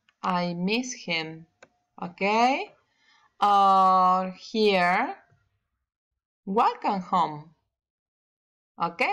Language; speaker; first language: English; non-native, learner; Spanish